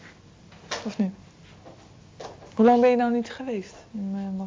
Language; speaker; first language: Dutch; native; Dutch